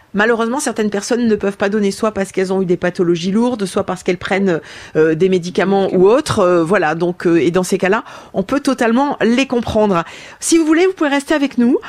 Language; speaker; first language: French; native; French